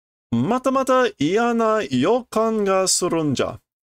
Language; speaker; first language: Japanese; non-native, learner; English